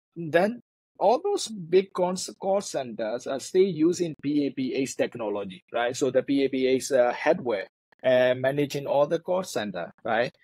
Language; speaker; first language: English; non-native, fluent; Burmese